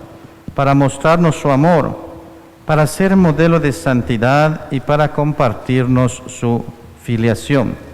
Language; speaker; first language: Spanish; native; Spanish